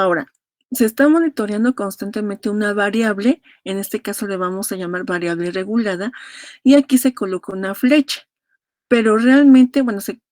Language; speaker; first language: Spanish; native; Spanish